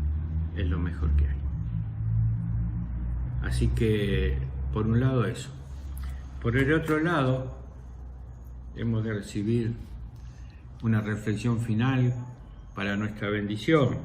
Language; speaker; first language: Spanish; native; Spanish